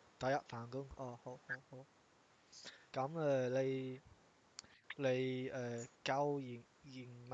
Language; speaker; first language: Cantonese; non-native, learner; English